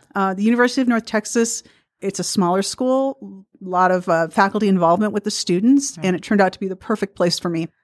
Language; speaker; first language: English; native; English